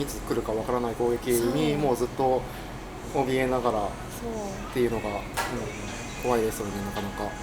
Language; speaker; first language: Japanese; native; Japanese